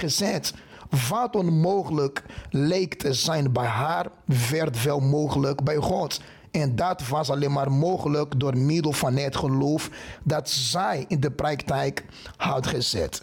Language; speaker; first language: Dutch; non-native, fluent; Portuguese